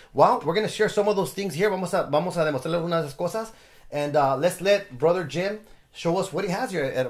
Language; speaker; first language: English; early bilingual, other home language; Spanish